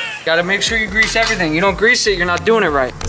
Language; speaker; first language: English; native; English